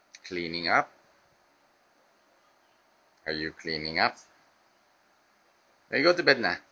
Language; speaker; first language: English; non-native, local second language; Filipino